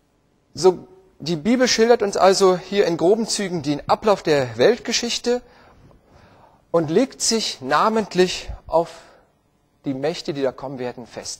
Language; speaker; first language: German; native; German